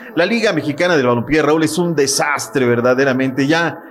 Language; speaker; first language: Spanish; native; Spanish